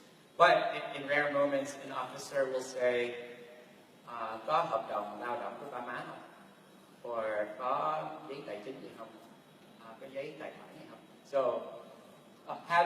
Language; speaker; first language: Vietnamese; early bilingual, heritage; Vietnamese